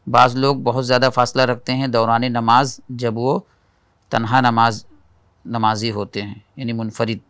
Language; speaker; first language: Hindi; native; Hindi